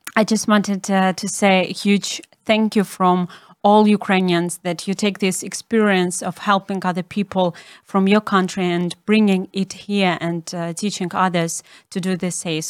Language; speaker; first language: English; non-native, fluent; Ukrainian